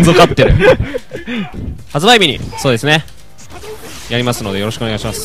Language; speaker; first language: Japanese; native; Japanese